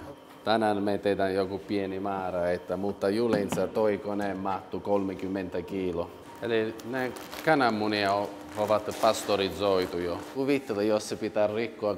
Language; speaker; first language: Finnish; non-native, learner; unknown